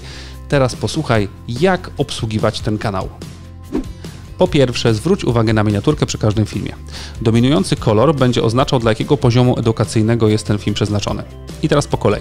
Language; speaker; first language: Polish; native; Polish